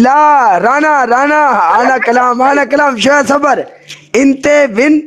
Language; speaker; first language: Arabic; non-native, learner; Punjabi